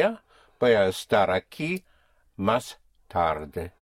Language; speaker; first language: Spanish; non-native, fluent; English